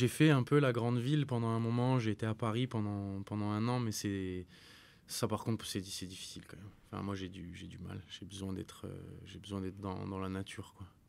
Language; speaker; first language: French; native; French